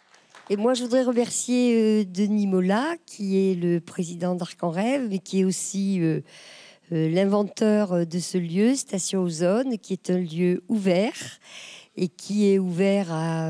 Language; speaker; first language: French; native; French